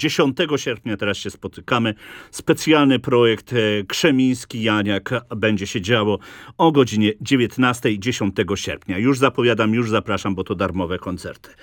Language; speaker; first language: Polish; native; Polish